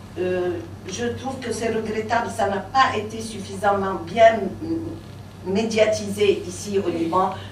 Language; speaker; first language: French; non-native, local second language; Arabic